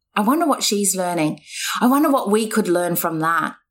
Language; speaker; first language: English; native; English